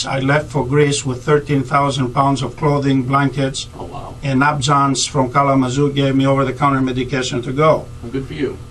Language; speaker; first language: English; non-native, fluent; Greek